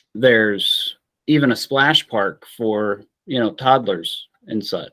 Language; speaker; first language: English; native; English